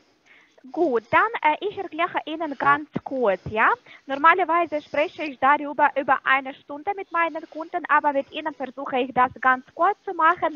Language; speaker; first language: German; non-native, fluent; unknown